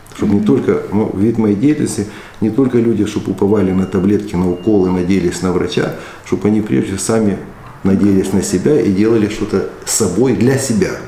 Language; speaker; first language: Russian; early bilingual, other home language; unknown